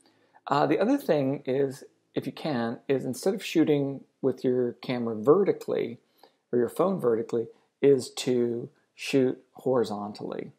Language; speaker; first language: English; native; English